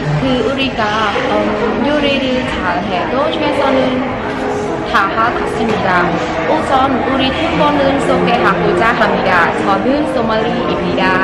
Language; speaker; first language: Korean; non-native, learner; Khmer